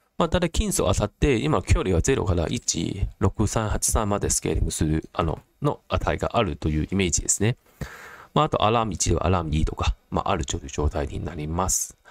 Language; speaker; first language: Japanese; non-native, fluent; Cantonese